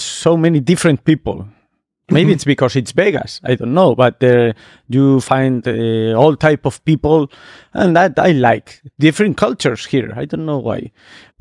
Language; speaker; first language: English; non-native, fluent; Spanish